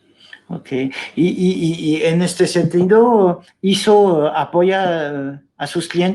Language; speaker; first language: Spanish; non-native, fluent; French